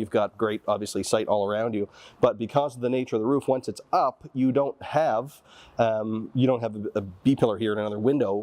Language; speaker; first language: English; native; English